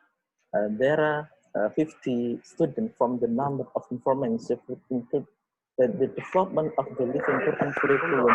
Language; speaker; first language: English; non-native, learner; Indonesian